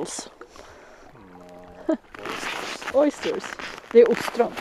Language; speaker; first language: Swedish; native; Swedish